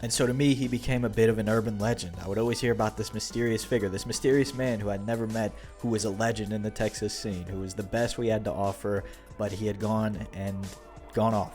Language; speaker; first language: English; native; English